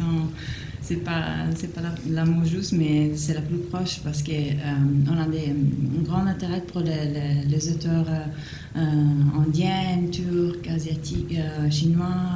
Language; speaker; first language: French; non-native, fluent; Italian